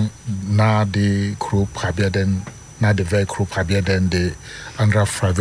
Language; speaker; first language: Dutch; non-native, learner; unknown